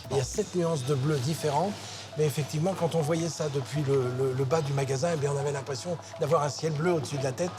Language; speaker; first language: French; native; French